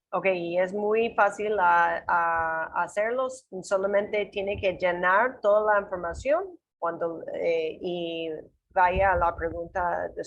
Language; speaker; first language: Spanish; non-native, learner; English